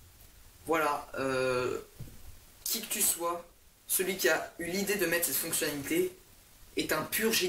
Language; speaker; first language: French; native; French